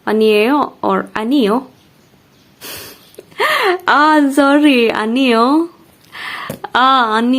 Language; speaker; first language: Korean; non-native, learner; Indonesian